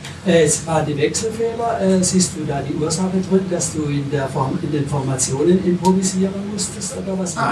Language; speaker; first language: German; native; German